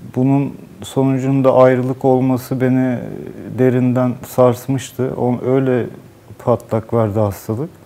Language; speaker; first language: Turkish; native; Turkish